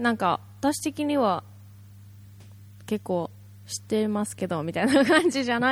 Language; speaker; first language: Japanese; native; Japanese